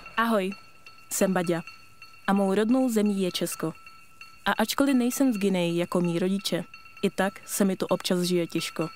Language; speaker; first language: Czech; early bilingual, other home language; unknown